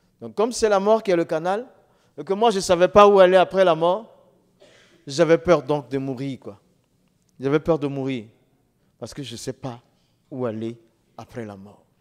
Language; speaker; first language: French; non-native, local second language; Dyula